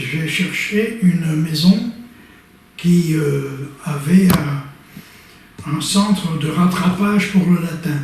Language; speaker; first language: French; native; French